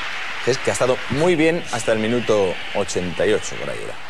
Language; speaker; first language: Spanish; native; Spanish